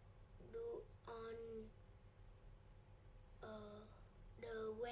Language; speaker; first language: English; non-native, learner; Vietnamese